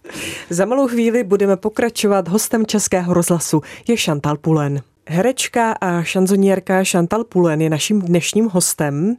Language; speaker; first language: Czech; native; Czech